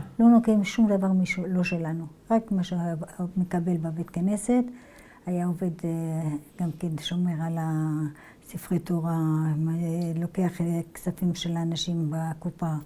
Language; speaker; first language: Hebrew; early bilingual, other home language; Arabic